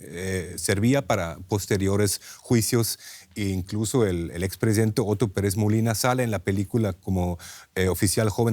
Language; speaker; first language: Spanish; non-native, fluent; German